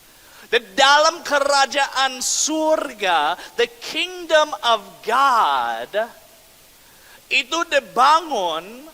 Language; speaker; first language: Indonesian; non-native, fluent; English